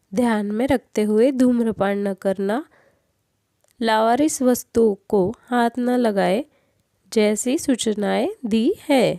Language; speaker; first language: Hindi; non-native, local second language; Marathi